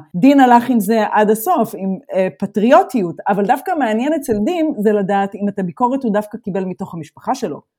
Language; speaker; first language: Hebrew; native; Hebrew